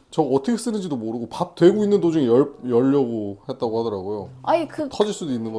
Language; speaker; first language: Korean; native; Korean